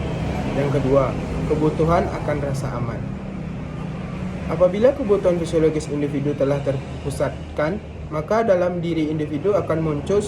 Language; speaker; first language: Indonesian; native; Indonesian